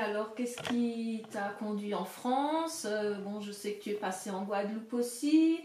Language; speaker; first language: French; native; French